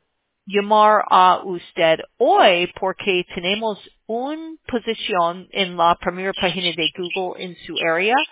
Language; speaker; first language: Spanish; non-native, learner; English